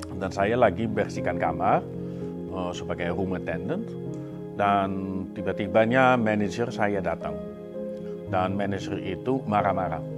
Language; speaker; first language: Indonesian; non-native, fluent; Dutch